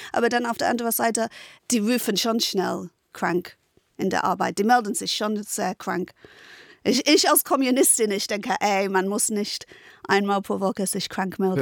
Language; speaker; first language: German; non-native, fluent; English